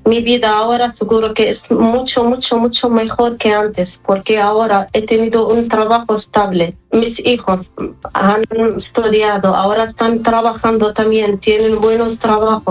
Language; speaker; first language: Spanish; non-native, learner; Arabic